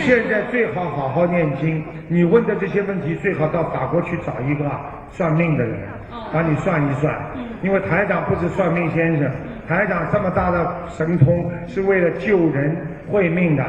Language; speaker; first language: Chinese; native; Chinese